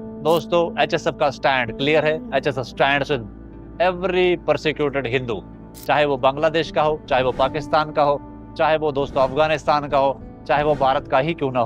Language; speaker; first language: Hindi; native; Hindi